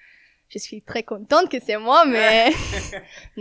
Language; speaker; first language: French; non-native, learner; Dutch